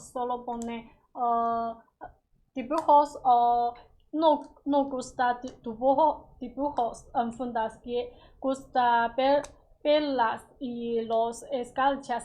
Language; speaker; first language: Spanish; non-native, learner; Chinese